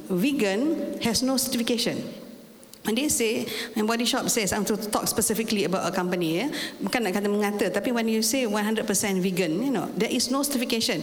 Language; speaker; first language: English; non-native, local second language; Malay